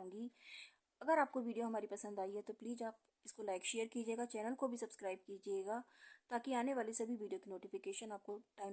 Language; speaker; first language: Hindi; native; Hindi